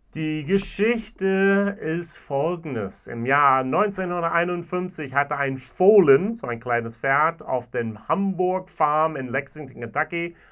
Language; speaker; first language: German; non-native, fluent; English